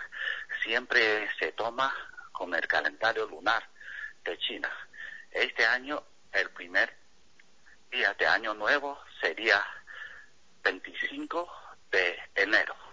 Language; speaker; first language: Spanish; non-native, fluent; Chinese